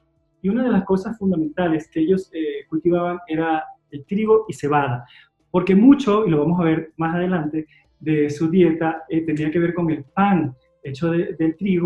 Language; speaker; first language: Spanish; native; Spanish